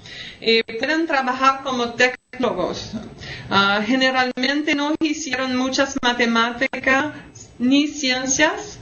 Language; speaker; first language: Spanish; non-native, learner; French